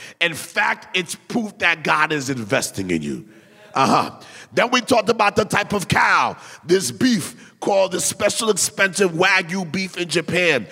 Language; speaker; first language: English; early bilingual, other home language; Haitian Creole